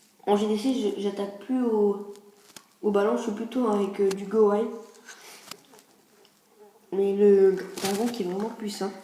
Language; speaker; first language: French; native; French